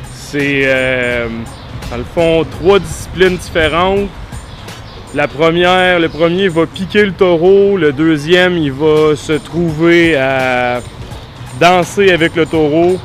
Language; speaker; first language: French; native; French